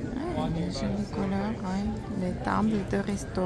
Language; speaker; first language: French; non-native, fluent; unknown